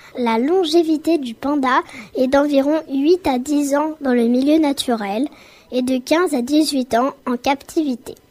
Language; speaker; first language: French; native; French